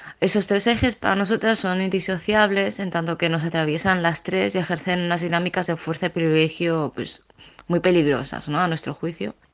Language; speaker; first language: Spanish; early bilingual, other home language; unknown